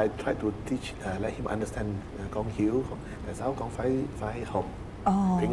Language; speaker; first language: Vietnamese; non-native, learner; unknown